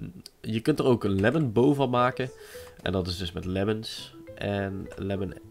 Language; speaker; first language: Dutch; native; Dutch